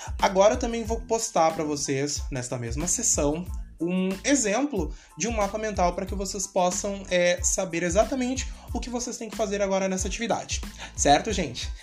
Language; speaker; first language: Portuguese; native; Portuguese